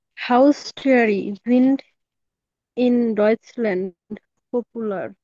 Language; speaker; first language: German; non-native, learner; Bangla